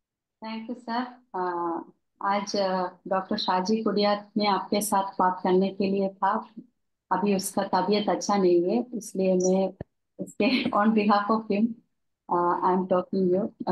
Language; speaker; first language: Hindi; non-native, local second language; Malayalam